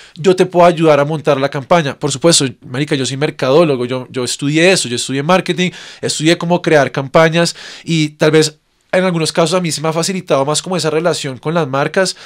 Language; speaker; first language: Spanish; native; Spanish